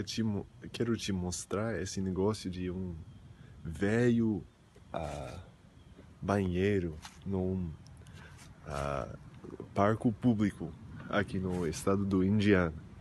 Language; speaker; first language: Portuguese; non-native, fluent; English